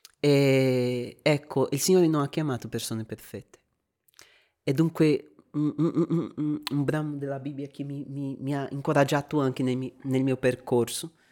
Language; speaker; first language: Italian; non-native, fluent; Portuguese